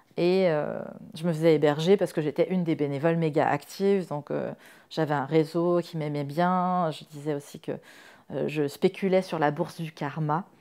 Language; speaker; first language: French; native; French